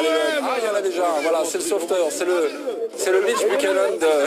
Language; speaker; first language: French; native; French